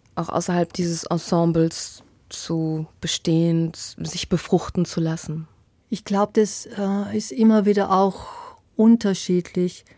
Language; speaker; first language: German; native; German